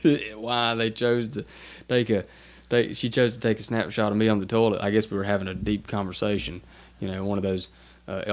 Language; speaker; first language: English; native; English